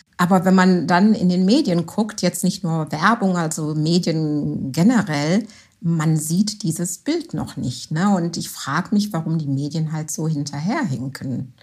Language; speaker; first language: German; non-native, fluent; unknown